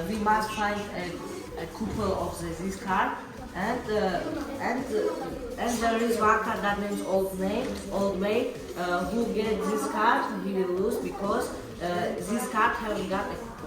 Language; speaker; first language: English; non-native, learner; Tajik